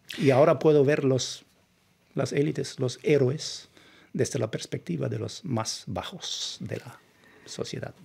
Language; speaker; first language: Spanish; non-native, fluent; German